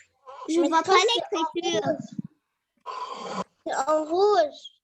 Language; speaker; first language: French; non-native, learner; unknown